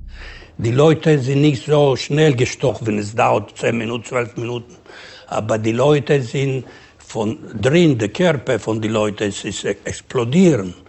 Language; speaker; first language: German; non-native, learner; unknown